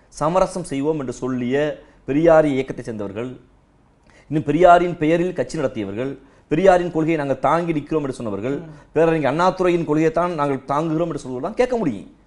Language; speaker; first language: Tamil; native; Tamil